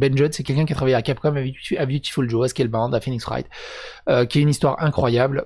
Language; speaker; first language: French; native; French